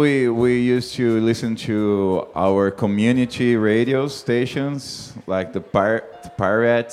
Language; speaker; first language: English; non-native, fluent; Portuguese